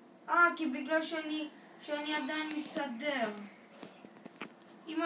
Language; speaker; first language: Hebrew; early bilingual, other home language; Russian